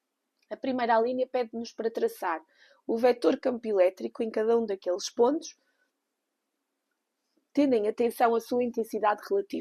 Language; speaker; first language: Portuguese; native; Portuguese